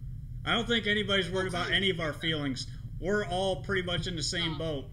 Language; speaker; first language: English; native; English